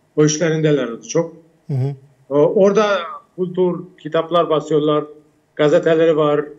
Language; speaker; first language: Turkish; early bilingual, heritage; Turkish